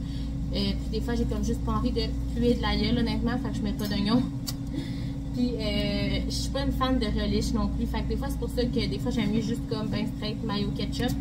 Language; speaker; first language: French; native; French